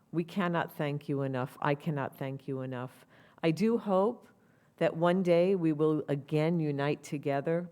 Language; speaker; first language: English; native; English